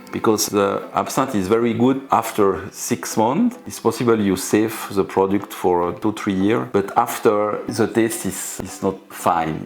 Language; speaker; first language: English; non-native, learner; French